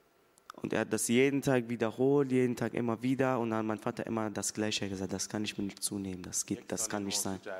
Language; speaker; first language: German; early bilingual, other home language; Persian